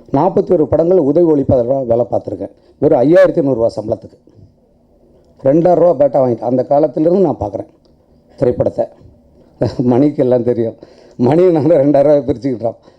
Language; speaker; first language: Tamil; native; Tamil